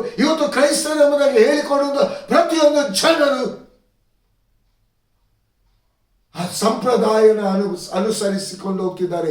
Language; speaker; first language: Kannada; native; Kannada